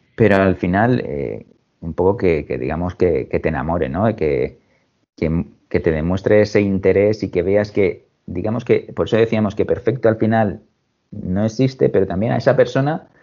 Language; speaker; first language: Spanish; native; Spanish